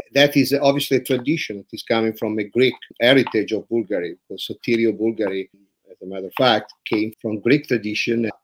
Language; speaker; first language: English; non-native, fluent; Italian